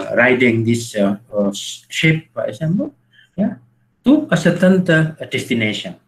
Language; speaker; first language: English; non-native, learner; Indonesian